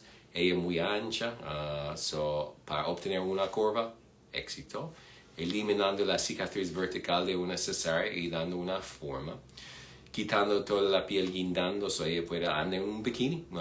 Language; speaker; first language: Spanish; non-native, fluent; English